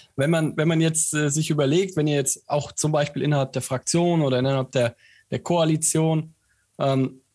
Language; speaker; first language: German; native; German